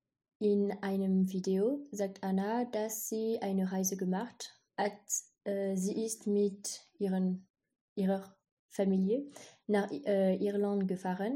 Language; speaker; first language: German; non-native, learner; French